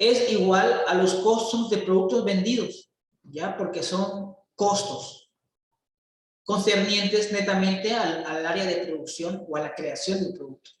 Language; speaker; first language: Spanish; native; Spanish